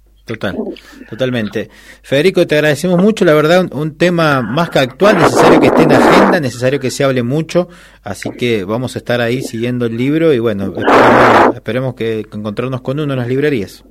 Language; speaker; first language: Spanish; native; Spanish